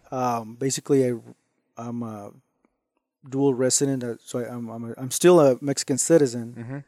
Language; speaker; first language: English; non-native, fluent; Spanish